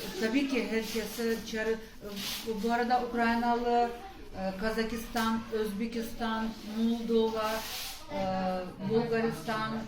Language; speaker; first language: Turkish; non-native, fluent; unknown